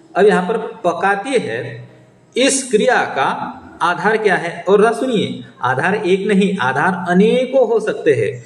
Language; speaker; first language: Hindi; non-native, local second language; Marathi